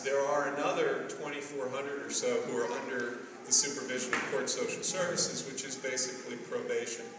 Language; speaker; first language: English; native; English